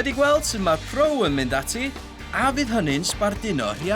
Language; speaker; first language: Welsh; native; Welsh